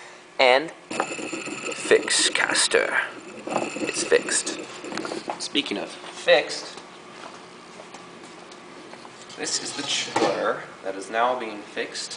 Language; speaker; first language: English; native; English